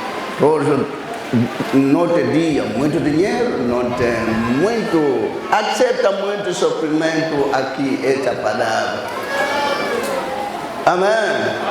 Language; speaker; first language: Portuguese; non-native, learner; Lingala